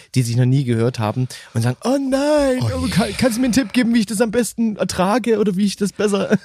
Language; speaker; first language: German; native; German